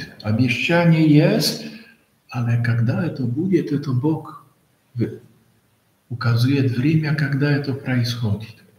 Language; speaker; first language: Russian; non-native, fluent; Polish